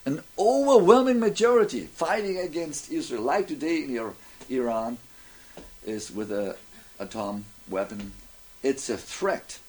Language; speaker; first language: English; non-native, fluent; German